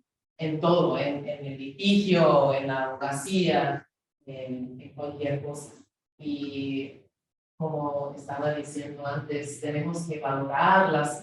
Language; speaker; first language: Spanish; non-native, fluent; English